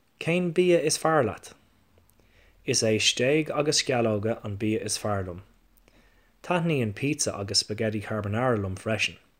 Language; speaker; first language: Irish; non-native, local second language; English